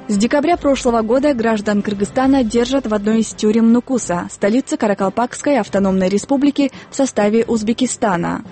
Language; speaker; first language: Russian; non-native, local second language; Kyrgyz